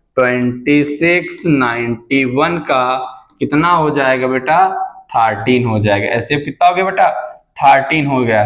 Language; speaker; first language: Hindi; native; Hindi